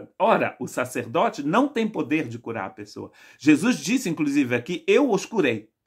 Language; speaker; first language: Portuguese; native; Portuguese